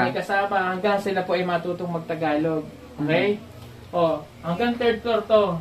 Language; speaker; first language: Filipino; native; Filipino